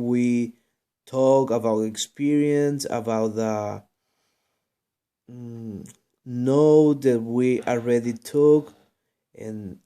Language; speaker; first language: English; non-native, learner; Spanish